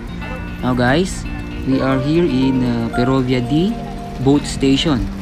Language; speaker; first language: English; non-native, local second language; Filipino